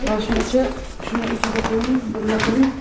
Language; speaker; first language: Russian; non-native, local second language; Uzbek